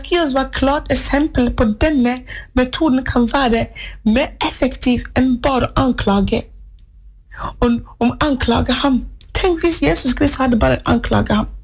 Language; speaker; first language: Norwegian; non-native, fluent; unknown